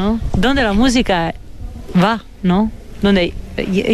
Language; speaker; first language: Spanish; non-native, fluent; Italian